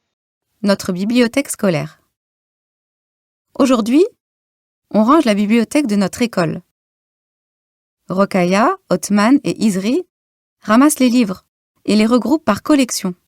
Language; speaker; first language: French; non-native, learner; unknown